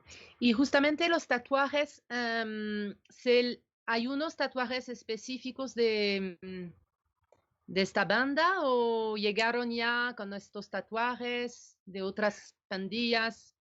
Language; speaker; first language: Spanish; non-native, fluent; French